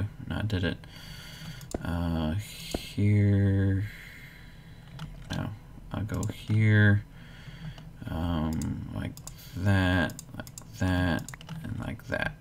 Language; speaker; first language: English; native; English